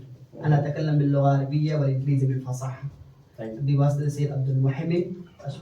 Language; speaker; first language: Arabic; non-native, learner; Hindi